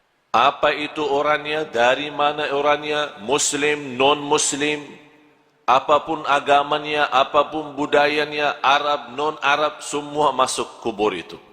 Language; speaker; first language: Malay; non-native, fluent; Arabic